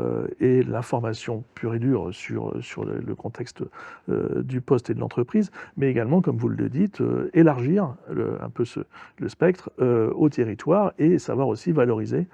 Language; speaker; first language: French; native; French